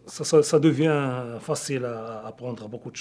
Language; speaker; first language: French; non-native, local second language; Arabic